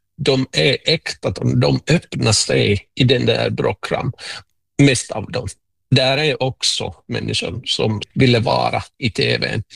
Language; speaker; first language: Swedish; non-native, local second language; Finnish